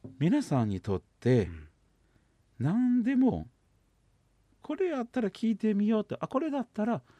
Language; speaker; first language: Japanese; non-native, fluent; Chinese